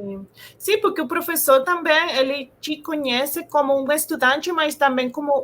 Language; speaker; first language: Portuguese; non-native, fluent; Spanish